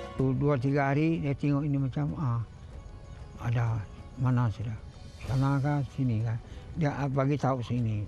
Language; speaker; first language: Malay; non-native, local second language; Iban